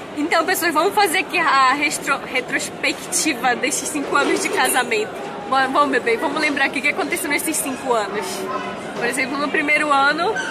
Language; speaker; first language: Portuguese; native; Portuguese